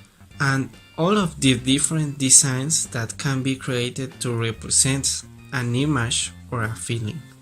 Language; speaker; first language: English; non-native, learner; Spanish